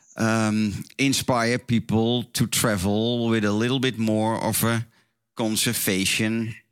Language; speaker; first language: English; non-native, fluent; Dutch